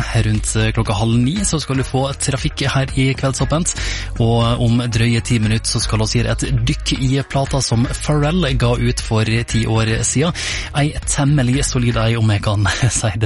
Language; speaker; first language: Norwegian; native; Norwegian